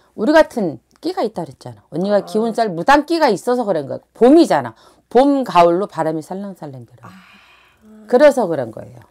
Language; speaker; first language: Korean; native; Korean